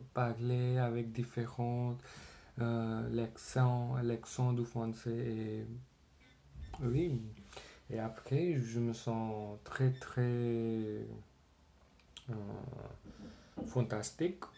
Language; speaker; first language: French; non-native, learner; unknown